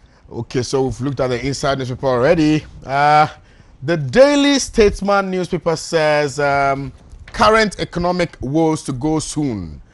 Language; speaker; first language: English; non-native, local second language; Akan